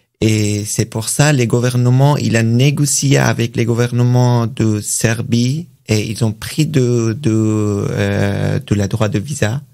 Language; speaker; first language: French; non-native, learner; Persian